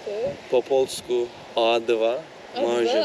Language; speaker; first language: Polish; non-native, learner; Turkish